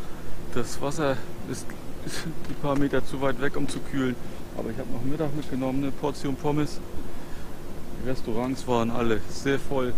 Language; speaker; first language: German; native; German